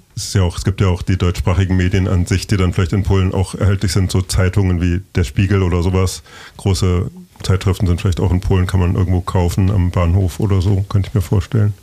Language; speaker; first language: German; native; German